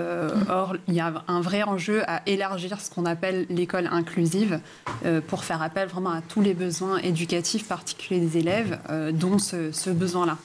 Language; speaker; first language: French; native; French